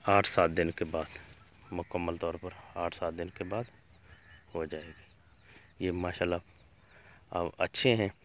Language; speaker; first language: Urdu; non-native, local second language; Punjabi